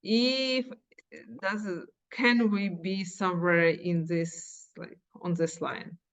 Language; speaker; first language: English; non-native, fluent; Ukrainian